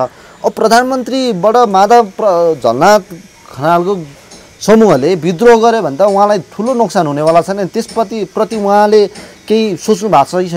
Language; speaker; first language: Nepali; native; Nepali